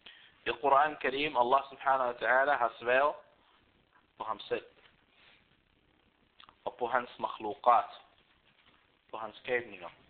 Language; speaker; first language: Danish; non-native, fluent; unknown